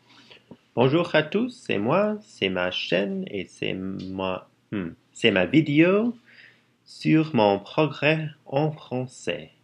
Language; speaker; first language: French; non-native, learner; English